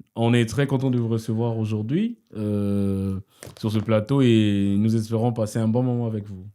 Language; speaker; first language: French; non-native, local second language; Lingala